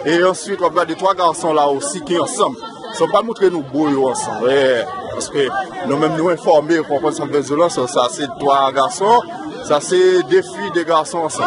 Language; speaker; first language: French; non-native, local second language; Haitian Creole